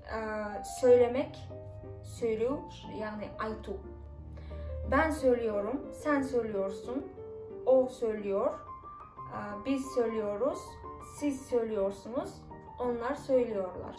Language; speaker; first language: Turkish; non-native, fluent; Kazakh